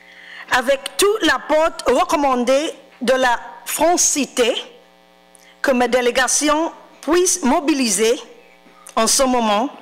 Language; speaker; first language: French; non-native, fluent; English